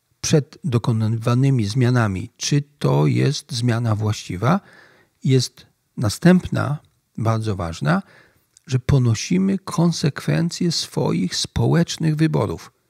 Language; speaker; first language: Polish; native; Polish